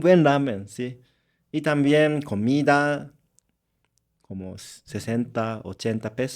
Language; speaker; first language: Spanish; non-native, learner; Japanese